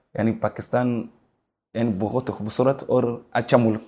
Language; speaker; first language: Urdu; non-native, learner; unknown